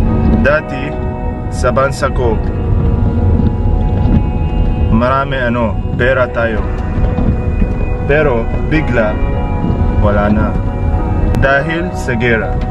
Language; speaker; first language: Filipino; non-native, learner; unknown